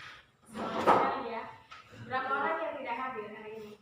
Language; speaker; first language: Indonesian; native; Indonesian